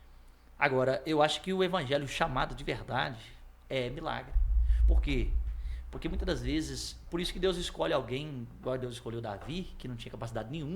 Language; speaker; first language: Portuguese; native; Portuguese